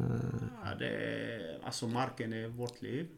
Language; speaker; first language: Swedish; non-native, fluent; Arabic